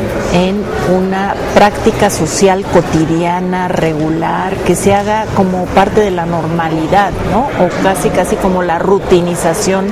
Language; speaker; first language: Spanish; native; Spanish